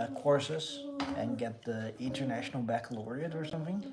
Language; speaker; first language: English; non-native, fluent; Dutch